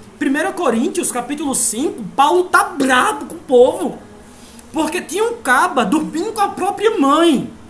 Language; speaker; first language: Portuguese; native; Portuguese